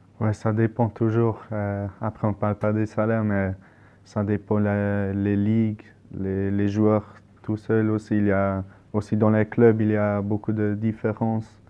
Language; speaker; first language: French; non-native, local second language; German